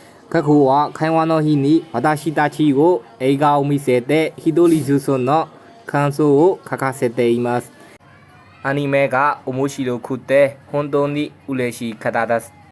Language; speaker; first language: Japanese; non-native, learner; Burmese